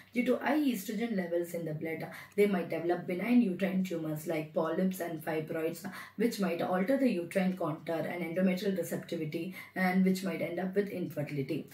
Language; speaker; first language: English; non-native, local second language; Tamil